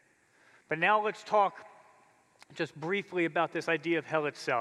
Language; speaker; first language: English; native; English